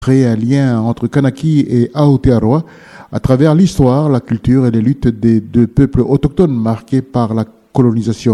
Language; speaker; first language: French; native; French